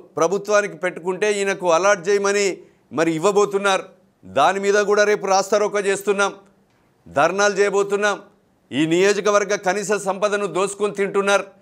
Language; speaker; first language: Telugu; native; Telugu